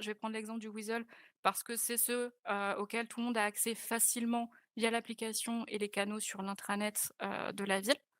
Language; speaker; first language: French; native; French